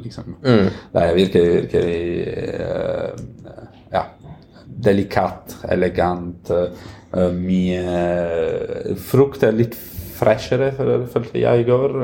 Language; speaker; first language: Norwegian; non-native, fluent; Italian